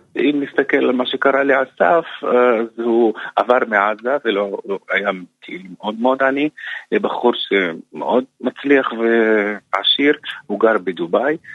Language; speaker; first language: Hebrew; non-native, local second language; Arabic